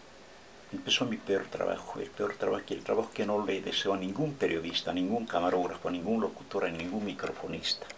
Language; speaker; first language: Spanish; native; Spanish